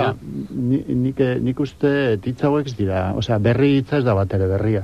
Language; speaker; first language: Basque; non-native, local second language; Spanish